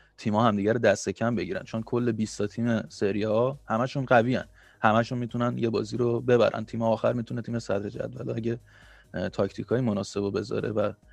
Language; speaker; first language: Persian; native; Persian